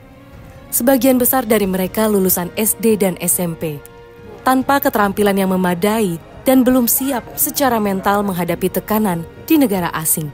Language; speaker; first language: Indonesian; native; Indonesian